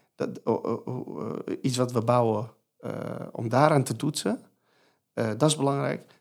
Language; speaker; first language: Dutch; non-native, fluent; Persian